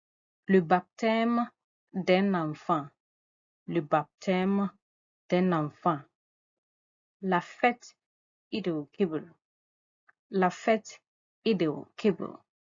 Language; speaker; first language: French; non-native, fluent; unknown